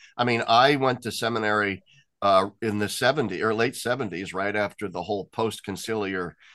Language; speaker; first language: English; native; English